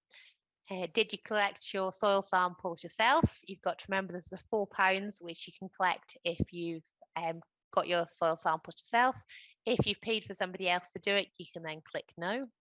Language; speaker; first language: English; native; English